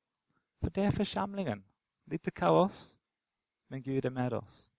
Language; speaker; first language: Swedish; non-native, fluent; English